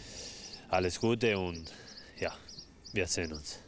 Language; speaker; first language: German; non-native, learner; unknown